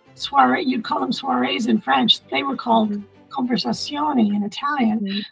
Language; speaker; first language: English; early bilingual, other home language; Italian